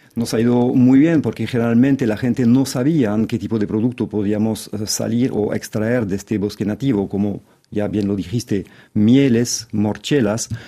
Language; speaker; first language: Spanish; non-native, fluent; French